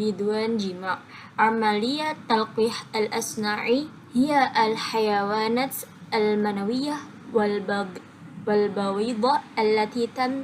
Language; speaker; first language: Arabic; non-native, learner; Indonesian